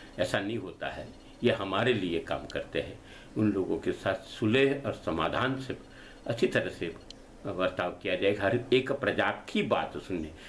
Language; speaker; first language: Hindi; non-native, local second language; Gujarati